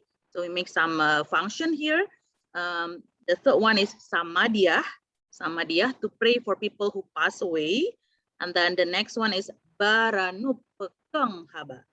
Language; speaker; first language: English; non-native, fluent; Indonesian